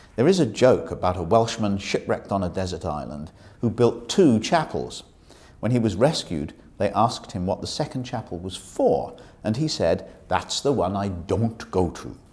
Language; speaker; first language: English; native; English